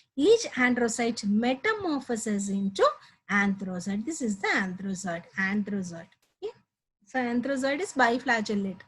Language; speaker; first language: English; non-native, local second language; Telugu